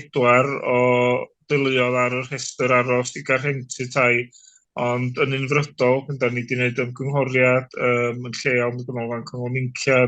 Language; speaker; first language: Welsh; native; Welsh